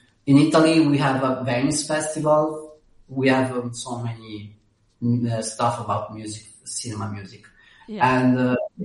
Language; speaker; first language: English; non-native, learner; Italian